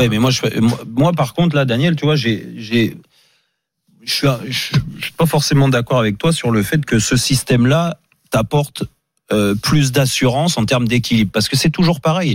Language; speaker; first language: French; native; French